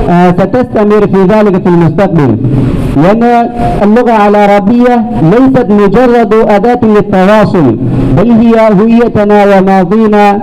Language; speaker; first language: Arabic; non-native, learner; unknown